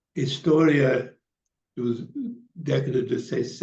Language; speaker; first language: Portuguese; non-native, learner; English